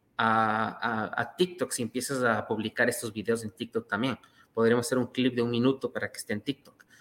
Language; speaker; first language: Spanish; native; Spanish